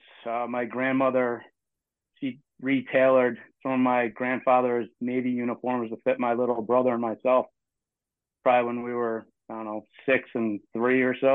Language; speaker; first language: English; native; English